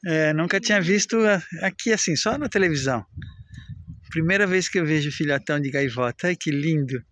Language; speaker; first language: Portuguese; native; Portuguese